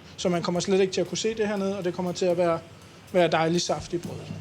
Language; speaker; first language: Danish; native; Danish